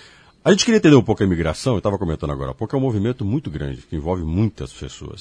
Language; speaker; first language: Portuguese; native; Portuguese